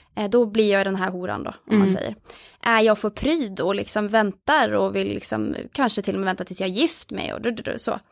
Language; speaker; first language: Swedish; non-native, fluent; Norwegian